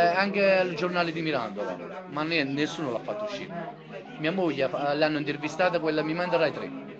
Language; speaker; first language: Italian; non-native, learner; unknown